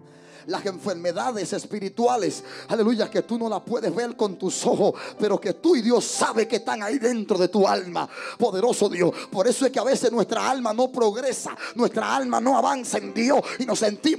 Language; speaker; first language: Spanish; native; Spanish